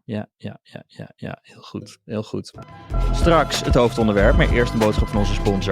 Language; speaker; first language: Dutch; native; Dutch